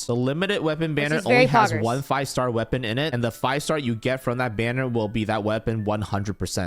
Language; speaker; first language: English; native; English